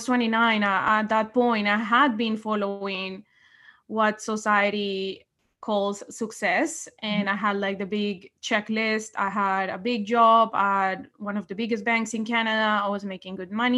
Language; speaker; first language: English; non-native, fluent; Spanish